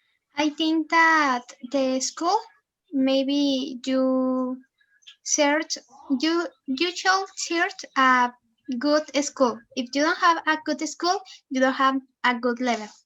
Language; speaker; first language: English; non-native, learner; Spanish